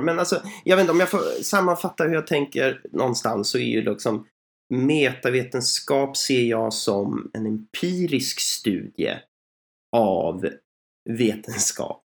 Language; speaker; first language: Swedish; native; Swedish